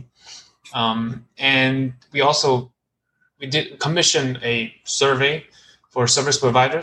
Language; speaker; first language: English; non-native, local second language; Cantonese